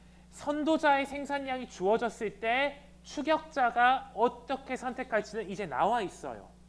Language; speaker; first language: Korean; early bilingual, heritage; Korean